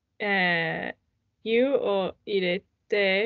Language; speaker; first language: Japanese; non-native, learner; English